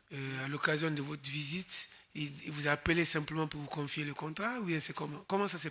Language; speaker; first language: French; native; French